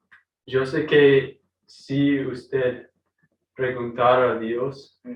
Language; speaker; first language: Spanish; non-native, learner; English